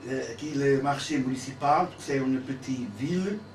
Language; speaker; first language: French; non-native, learner; Portuguese